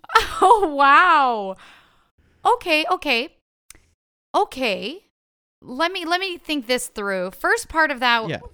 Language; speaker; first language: English; non-native, fluent; French